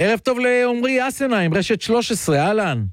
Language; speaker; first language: Hebrew; native; Hebrew